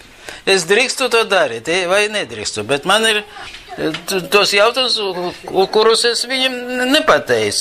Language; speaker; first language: Latvian; non-native, local second language; Russian